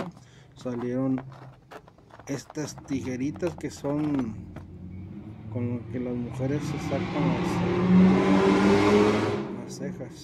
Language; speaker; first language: Spanish; native; Spanish